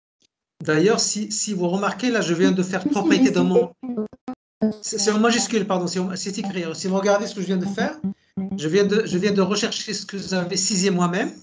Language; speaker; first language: French; native; French